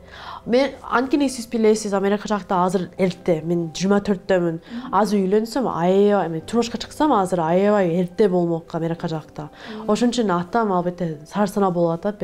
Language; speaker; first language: Kyrgyz; non-native, learner; Korean